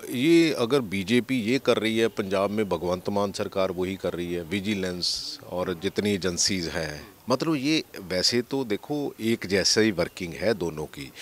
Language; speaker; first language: Hindi; non-native, local second language; Punjabi